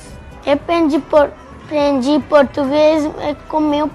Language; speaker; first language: Portuguese; early bilingual, heritage; Portuguese